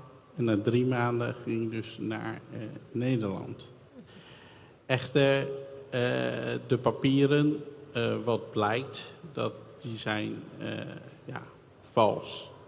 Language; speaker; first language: Dutch; early bilingual, other home language; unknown